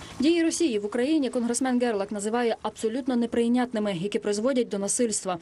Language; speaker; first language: Ukrainian; native; Ukrainian